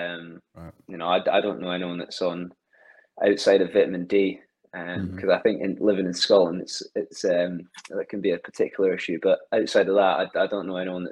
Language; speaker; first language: English; native; English